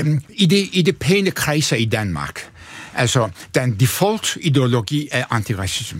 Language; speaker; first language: Danish; non-native, fluent; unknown